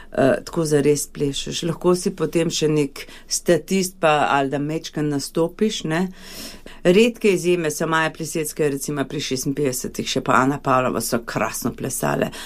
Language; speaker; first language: Slovenian; early bilingual, other home language; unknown